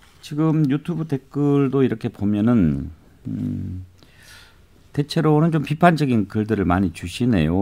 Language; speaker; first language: Korean; native; Korean